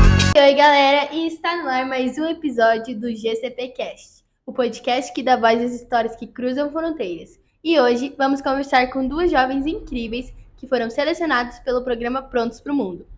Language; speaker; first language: Portuguese; native; Portuguese